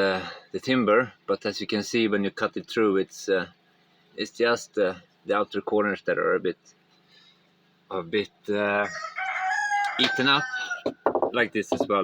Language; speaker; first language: English; non-native, fluent; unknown